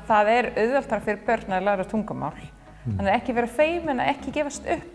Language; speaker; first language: Icelandic; non-native, fluent; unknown